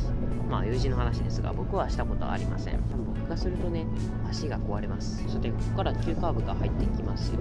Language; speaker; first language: Japanese; native; Japanese